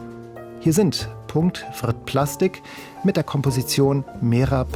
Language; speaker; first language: German; native; German